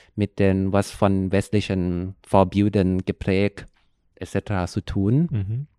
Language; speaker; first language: German; non-native, fluent; Thai